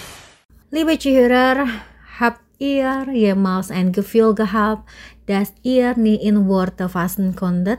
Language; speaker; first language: German; non-native, fluent; Indonesian